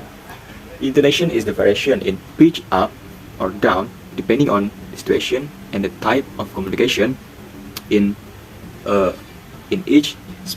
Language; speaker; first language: English; non-native, learner; Indonesian